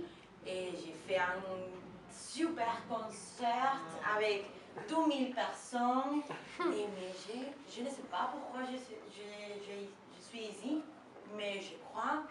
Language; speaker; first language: French; non-native, learner; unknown